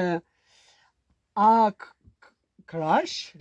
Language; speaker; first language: English; non-native, learner; Mongolian